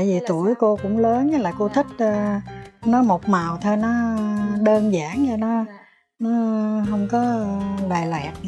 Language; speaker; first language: Vietnamese; native; Vietnamese